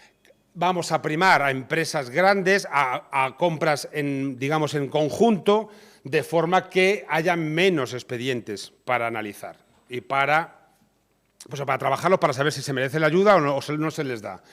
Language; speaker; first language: Spanish; native; Spanish